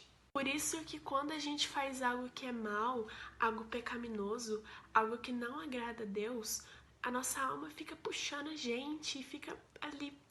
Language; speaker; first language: Portuguese; native; Portuguese